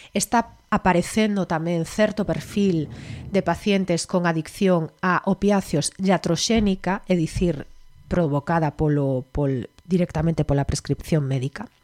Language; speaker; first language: Galician; native; Galician